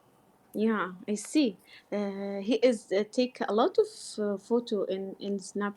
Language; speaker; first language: English; non-native, learner; Arabic